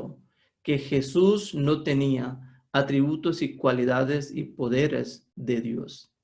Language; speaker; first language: Spanish; non-native, fluent; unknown